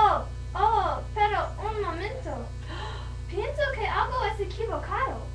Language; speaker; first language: Spanish; non-native, learner; English